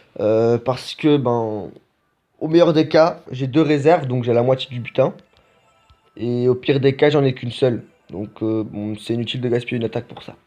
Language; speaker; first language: French; native; French